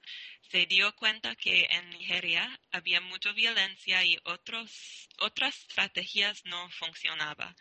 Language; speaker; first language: Spanish; non-native, learner; English